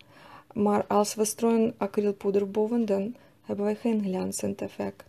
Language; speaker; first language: Dutch; non-native, learner; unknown